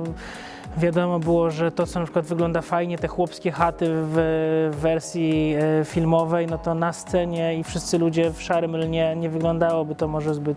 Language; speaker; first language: Polish; native; Polish